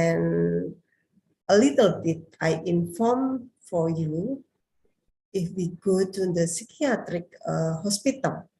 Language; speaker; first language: English; non-native, learner; Indonesian